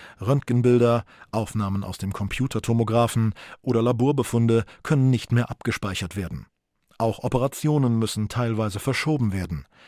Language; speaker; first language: German; native; German